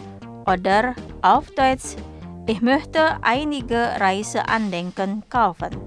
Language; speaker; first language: German; non-native, fluent; Indonesian